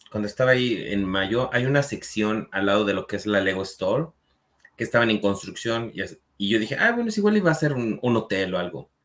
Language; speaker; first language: Spanish; native; Spanish